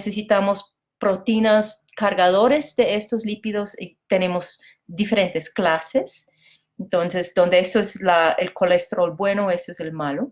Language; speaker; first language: Spanish; non-native, fluent; English